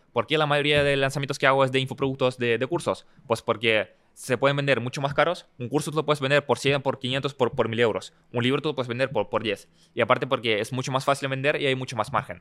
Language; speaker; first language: Spanish; early bilingual, other home language; Russian